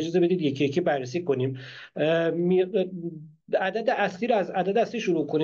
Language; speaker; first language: Persian; native; Persian